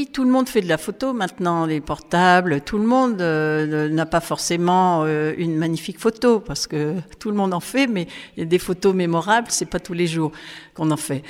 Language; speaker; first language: French; native; French